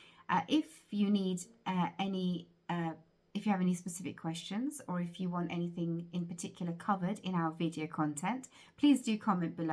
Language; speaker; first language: English; native; English